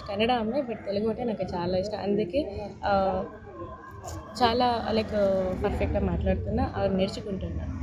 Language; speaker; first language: Telugu; non-native, learner; Kannada